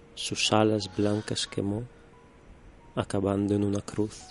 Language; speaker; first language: Spanish; non-native, fluent; Russian